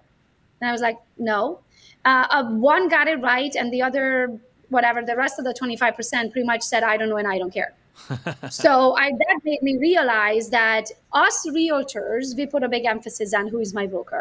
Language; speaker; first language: English; non-native, fluent; Romanian